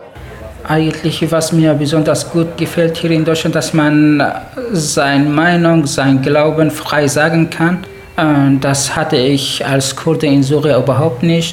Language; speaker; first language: German; non-native, learner; Kurdish